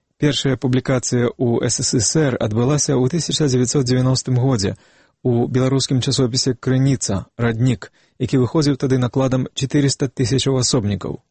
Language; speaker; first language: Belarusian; native; Belarusian